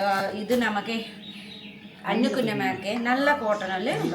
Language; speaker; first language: Malayalam; non-native, learner; Nepali